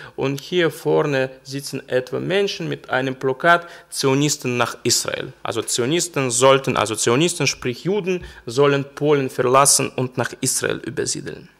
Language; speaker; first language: German; non-native, fluent; Russian